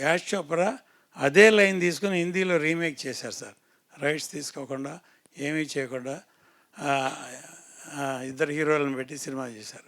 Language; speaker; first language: Telugu; native; Telugu